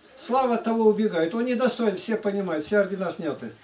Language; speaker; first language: Russian; native; Russian